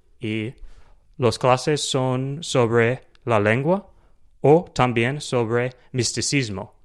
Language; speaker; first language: Spanish; non-native, learner; English